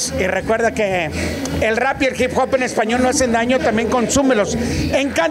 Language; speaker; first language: Spanish; native; Spanish